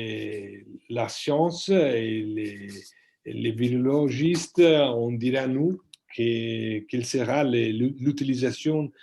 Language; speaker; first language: French; non-native, fluent; Italian